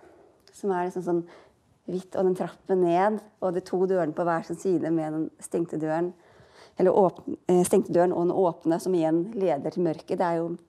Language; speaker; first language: Norwegian; native; Norwegian